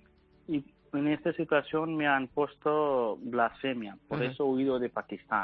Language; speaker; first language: Spanish; non-native, learner; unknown